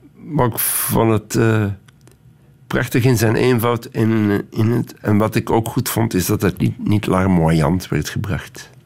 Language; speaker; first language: Dutch; native; Dutch